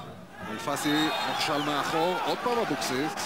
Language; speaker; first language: Hebrew; native; Hebrew